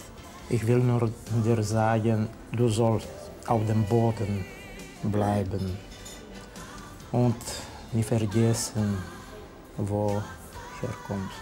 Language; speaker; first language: German; non-native, learner; Bulgarian